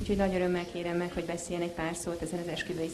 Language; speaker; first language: Hungarian; native; Hungarian